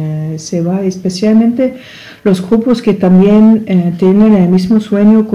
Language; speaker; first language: Spanish; non-native, learner; German